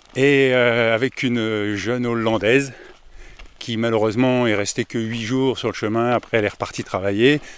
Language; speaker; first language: French; native; French